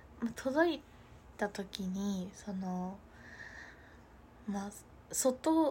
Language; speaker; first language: Japanese; native; Japanese